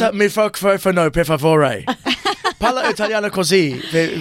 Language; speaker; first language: Italian; early bilingual, heritage; English